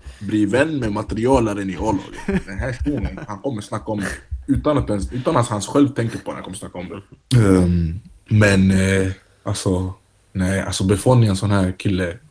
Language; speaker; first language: Swedish; early bilingual, other home language; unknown